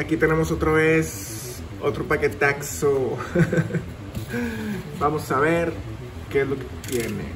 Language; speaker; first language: Spanish; native; Spanish